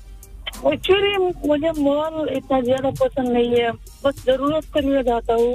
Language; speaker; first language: Hindi; non-native, learner; Bangla